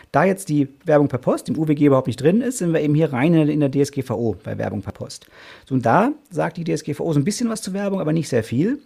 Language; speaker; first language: German; native; German